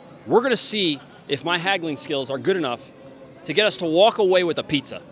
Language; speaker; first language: English; native; English